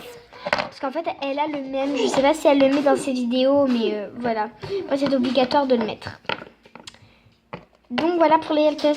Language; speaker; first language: French; native; French